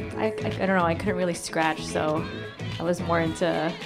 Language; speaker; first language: English; native; English